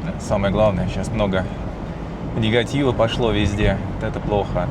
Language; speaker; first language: Russian; native; Russian